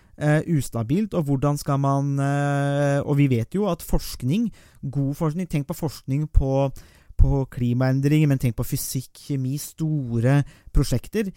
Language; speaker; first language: Norwegian; native; Norwegian